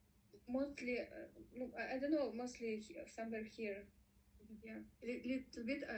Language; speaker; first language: English; non-native, learner; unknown